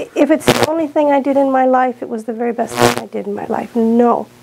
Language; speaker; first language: English; native; English